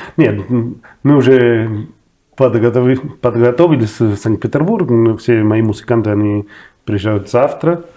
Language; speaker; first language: Russian; non-native, fluent; Spanish